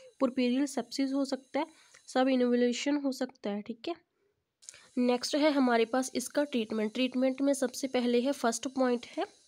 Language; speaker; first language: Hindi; non-native, local second language; Punjabi